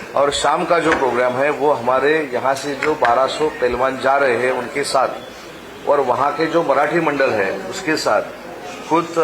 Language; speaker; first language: Hindi; non-native, local second language; Marathi